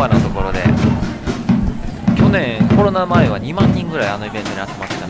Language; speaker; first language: Japanese; native; Japanese